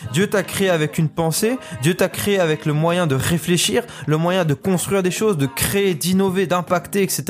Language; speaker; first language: French; native; French